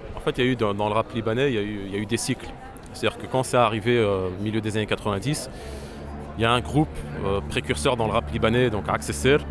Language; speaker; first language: French; non-native, local second language; Arabic